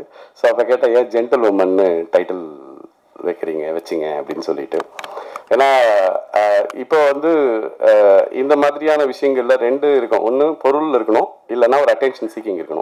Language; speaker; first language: Tamil; native; Tamil